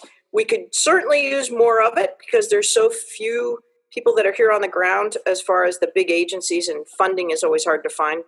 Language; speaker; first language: English; native; English